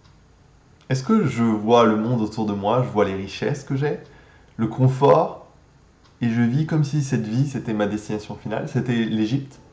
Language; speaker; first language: French; native; French